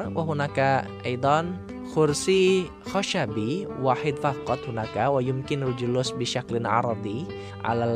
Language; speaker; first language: Arabic; non-native, fluent; Indonesian